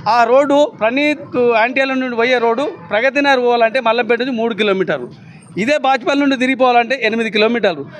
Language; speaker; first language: Telugu; native; Telugu